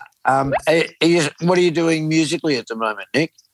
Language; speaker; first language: English; native; English